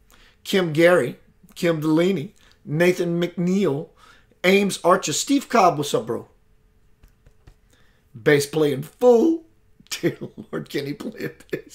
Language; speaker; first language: English; native; English